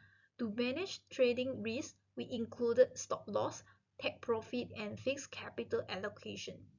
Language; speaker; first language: English; non-native, local second language; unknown